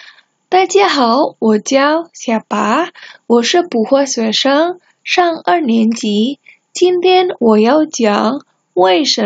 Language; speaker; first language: Chinese; non-native, fluent; Indonesian